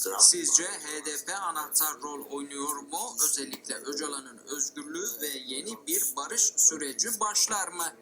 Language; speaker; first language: Turkish; native; Turkish